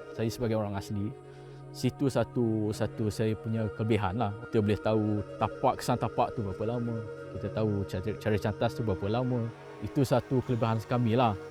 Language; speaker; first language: Malay; non-native, local second language; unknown